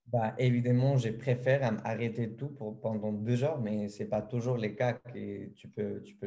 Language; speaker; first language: French; non-native, fluent; Spanish